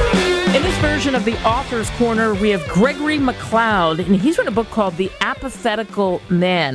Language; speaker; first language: English; native; English